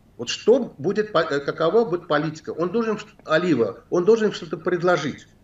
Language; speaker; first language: Russian; non-native, local second language; Azerbaijani